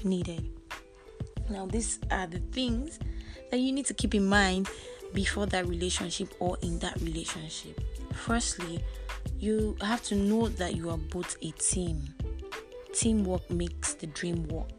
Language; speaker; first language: English; non-native, local second language; Igbo